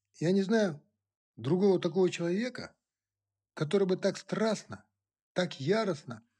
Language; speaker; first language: Russian; non-native, local second language; Kazakh